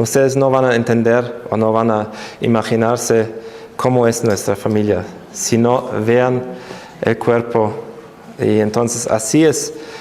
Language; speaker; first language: Spanish; non-native, fluent; German